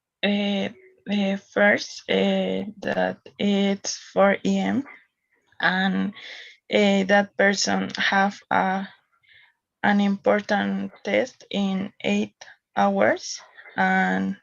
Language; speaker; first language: English; non-native, learner; Spanish